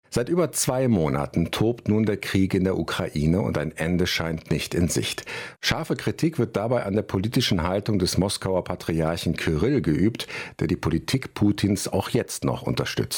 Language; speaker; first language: German; native; German